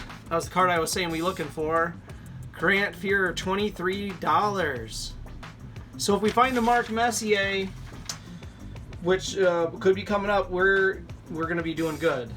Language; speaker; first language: English; native; English